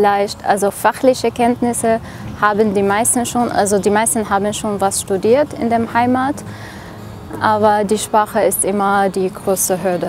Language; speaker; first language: German; non-native, fluent; Arabic